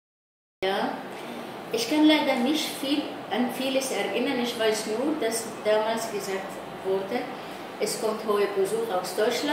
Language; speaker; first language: German; non-native, fluent; Arabic